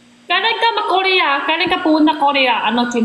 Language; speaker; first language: Filipino; non-native, learner; Korean